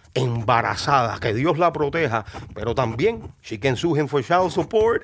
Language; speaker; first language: Spanish; native; Spanish